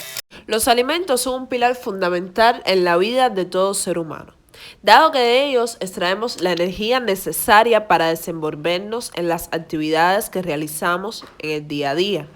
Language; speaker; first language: Spanish; native; Spanish